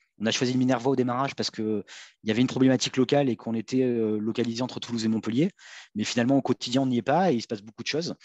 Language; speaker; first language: French; native; French